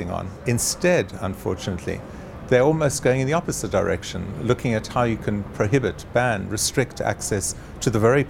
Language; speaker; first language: English; native; English